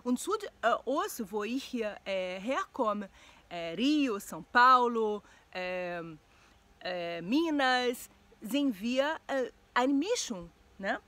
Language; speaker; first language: German; non-native, learner; Portuguese